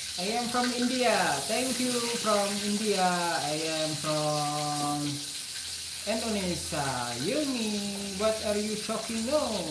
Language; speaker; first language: English; non-native, learner; Indonesian